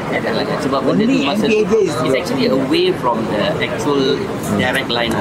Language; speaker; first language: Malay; non-native, local second language; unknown